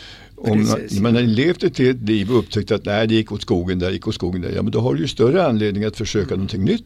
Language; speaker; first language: Swedish; native; Swedish